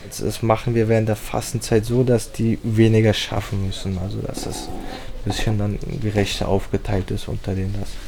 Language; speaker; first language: German; early bilingual, other home language; Persian